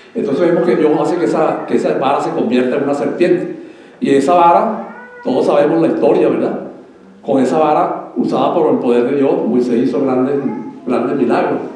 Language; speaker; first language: Spanish; native; Spanish